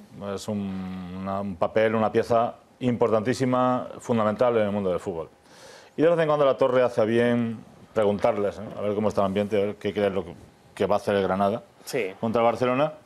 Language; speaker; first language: Spanish; native; Spanish